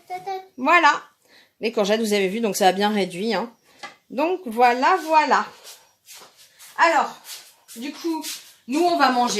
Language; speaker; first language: French; native; French